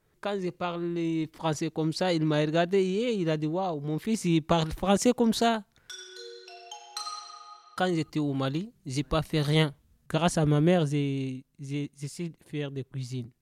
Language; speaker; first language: French; non-native, learner; Soninke